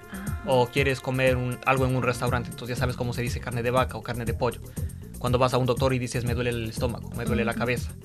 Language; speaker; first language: Spanish; native; Spanish